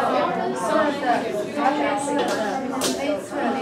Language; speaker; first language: Chinese; non-native, learner; English